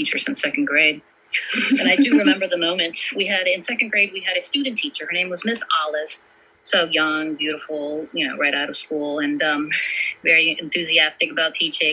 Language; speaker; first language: English; native; English